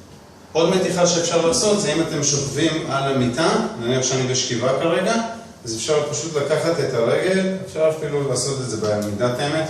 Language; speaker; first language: Hebrew; native; Hebrew